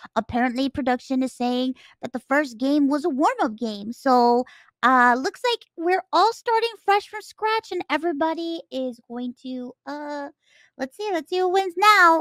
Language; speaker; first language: English; early bilingual, other home language; Spanish